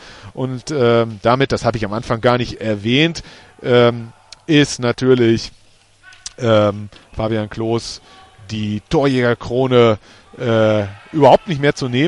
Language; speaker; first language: German; native; German